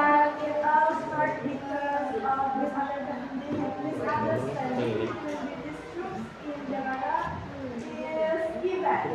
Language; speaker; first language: English; non-native, learner; Indonesian